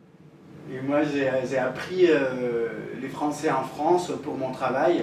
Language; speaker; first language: French; non-native, fluent; Spanish